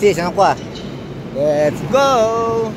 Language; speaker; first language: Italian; non-native, learner; Filipino